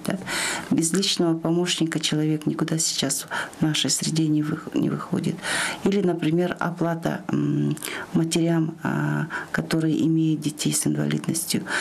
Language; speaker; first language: Russian; non-native, local second language; Kyrgyz